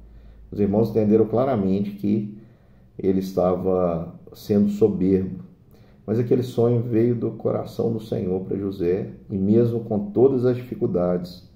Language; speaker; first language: Portuguese; native; Portuguese